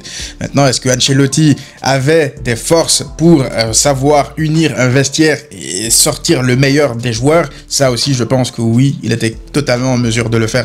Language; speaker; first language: French; native; French